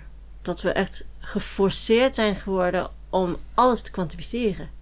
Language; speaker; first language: Dutch; non-native, fluent; English